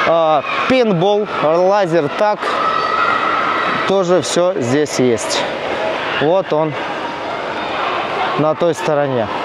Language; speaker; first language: Russian; native; Russian